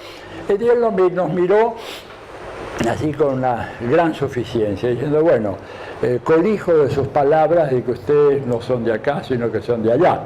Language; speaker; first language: Spanish; native; Spanish